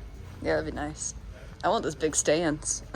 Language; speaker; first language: English; native; English